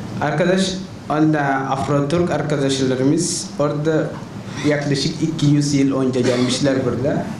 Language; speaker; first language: Turkish; non-native, learner; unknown